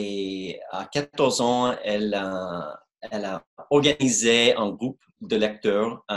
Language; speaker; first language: French; non-native, fluent; English